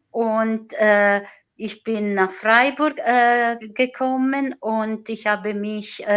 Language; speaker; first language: German; non-native, fluent; Italian